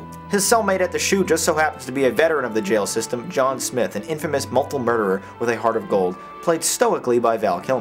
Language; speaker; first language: English; native; English